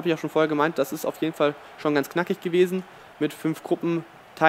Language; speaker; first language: German; native; German